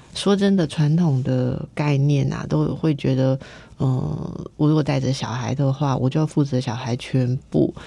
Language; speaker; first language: Chinese; native; Chinese